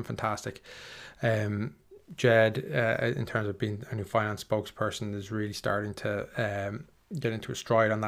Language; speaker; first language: English; native; English